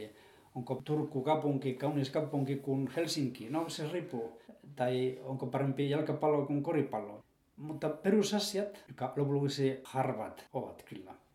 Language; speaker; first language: Finnish; non-native, fluent; Spanish